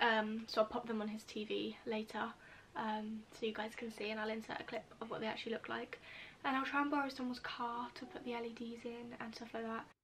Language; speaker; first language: English; native; English